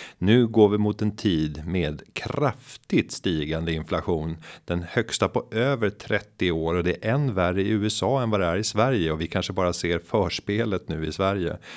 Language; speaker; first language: Swedish; native; Swedish